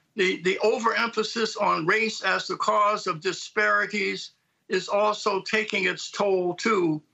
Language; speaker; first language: English; native; English